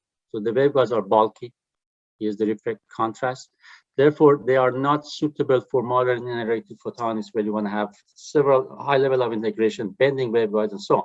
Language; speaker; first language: English; non-native, fluent; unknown